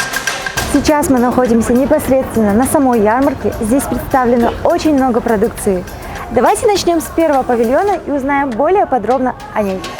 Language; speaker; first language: Russian; native; Russian